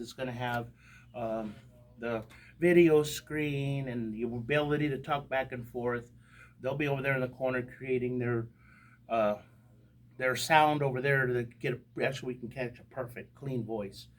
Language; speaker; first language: English; native; English